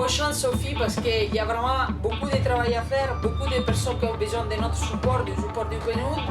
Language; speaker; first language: French; non-native, learner; Italian